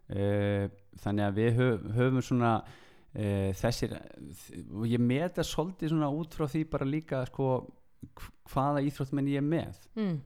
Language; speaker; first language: Icelandic; native; Icelandic